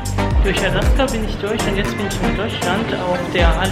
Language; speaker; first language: German; native; German